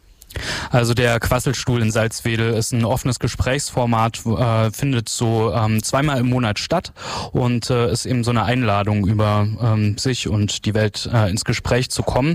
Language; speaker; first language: German; native; German